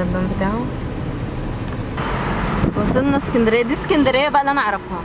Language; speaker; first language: Arabic; native; Arabic